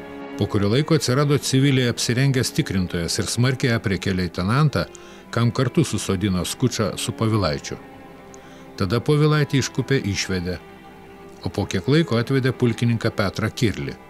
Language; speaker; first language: Lithuanian; native; Lithuanian